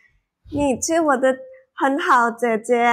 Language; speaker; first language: Chinese; non-native, learner; Thai